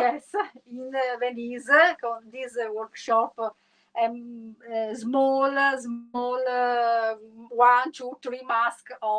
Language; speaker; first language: English; non-native, learner; Italian